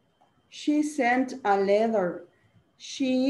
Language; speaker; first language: English; non-native, learner; Spanish